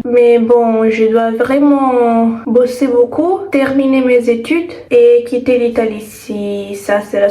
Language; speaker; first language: French; non-native, fluent; Italian